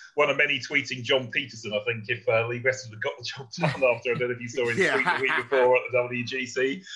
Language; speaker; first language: English; native; English